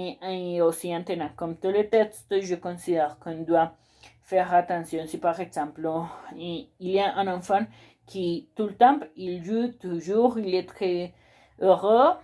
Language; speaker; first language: French; non-native, learner; Spanish